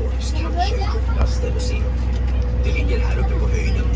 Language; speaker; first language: Swedish; native; Swedish